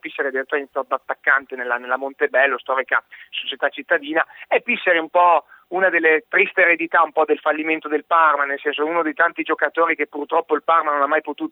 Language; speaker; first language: Italian; native; Italian